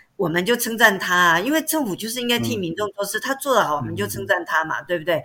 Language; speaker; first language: Chinese; native; Chinese